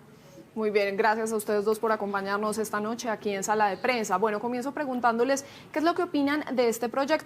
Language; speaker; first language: Spanish; native; Spanish